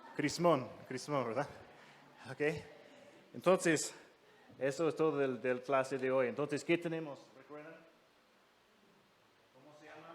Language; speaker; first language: Spanish; non-native, fluent; English